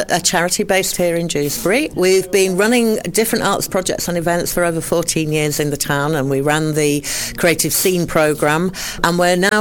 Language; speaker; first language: English; native; English